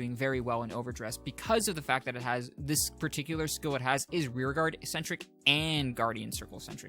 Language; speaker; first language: English; native; English